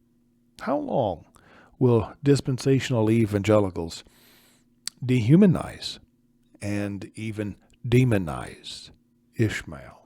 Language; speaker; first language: English; native; English